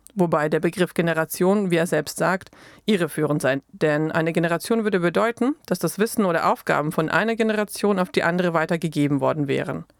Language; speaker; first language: German; native; German